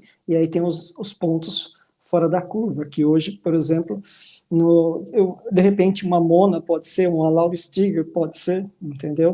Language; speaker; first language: Portuguese; native; Portuguese